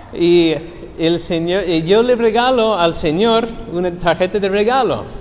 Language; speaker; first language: Spanish; non-native, fluent; English